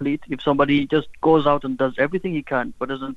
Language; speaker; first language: English; non-native, local second language; Urdu